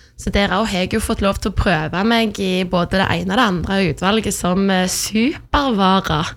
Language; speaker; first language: Norwegian; native; Norwegian